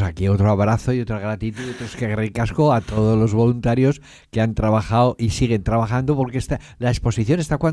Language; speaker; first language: Spanish; native; Spanish